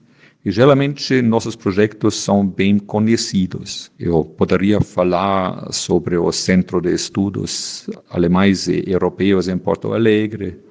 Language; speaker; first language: Portuguese; non-native, fluent; German